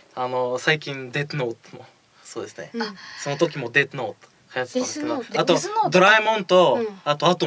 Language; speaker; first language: Japanese; non-native, fluent; Bulgarian